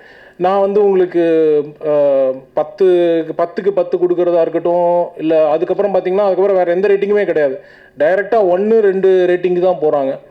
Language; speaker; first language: Tamil; native; Tamil